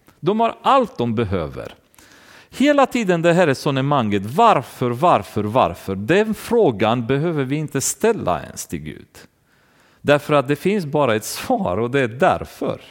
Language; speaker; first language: Swedish; non-native, fluent; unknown